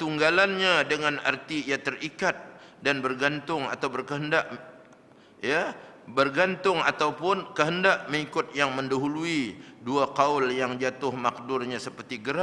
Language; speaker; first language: Malay; native; Malay